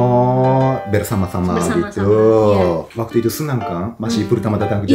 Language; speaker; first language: Indonesian; non-native, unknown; Japanese